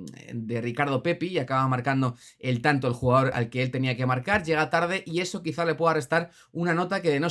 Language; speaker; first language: Spanish; native; Spanish